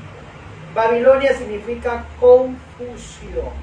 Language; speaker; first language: Spanish; native; Spanish